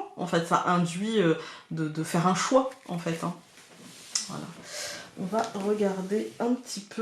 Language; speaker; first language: French; native; French